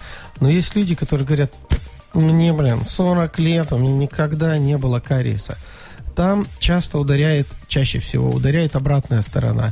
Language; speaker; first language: Russian; native; Russian